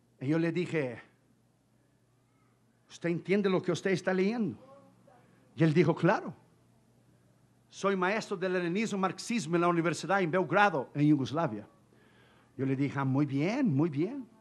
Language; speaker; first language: Spanish; non-native, fluent; Portuguese